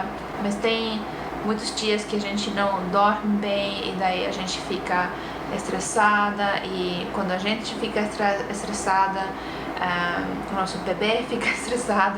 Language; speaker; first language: Portuguese; non-native, fluent; Estonian